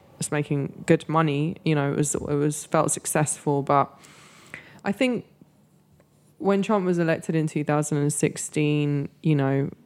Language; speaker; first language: English; native; English